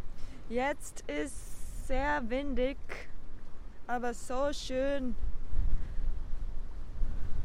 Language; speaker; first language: German; non-native, learner; Japanese